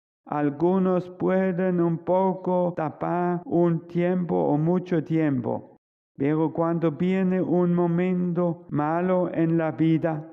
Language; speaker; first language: Spanish; non-native, fluent; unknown